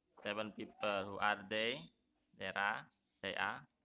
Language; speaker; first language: English; non-native, fluent; Indonesian